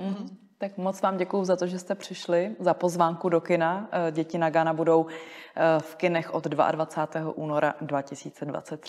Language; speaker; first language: Czech; native; Czech